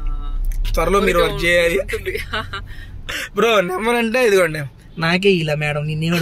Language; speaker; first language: Telugu; native; Telugu